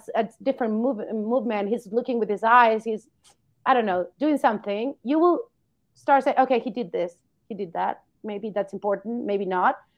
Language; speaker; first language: English; non-native, fluent; Spanish